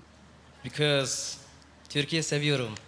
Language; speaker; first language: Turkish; non-native, learner; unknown